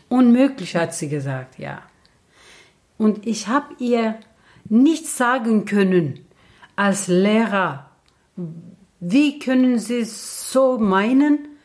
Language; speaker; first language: German; non-native, learner; Kurdish